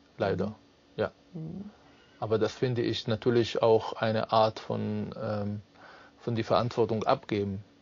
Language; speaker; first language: German; non-native, fluent; Arabic